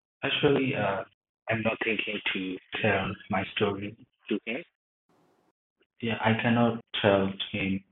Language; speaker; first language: English; non-native, learner; Burmese